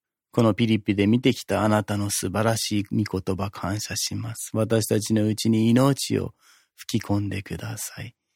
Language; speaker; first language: Japanese; non-native, fluent; English